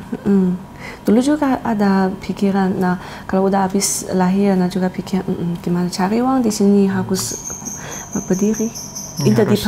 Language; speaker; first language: Indonesian; non-native, learner; Chinese